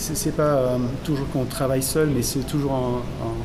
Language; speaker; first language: French; non-native, fluent; German